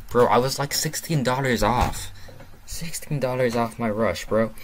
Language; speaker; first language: English; native; English